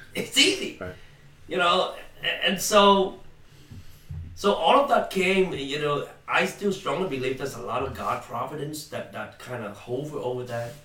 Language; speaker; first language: English; non-native, fluent; Vietnamese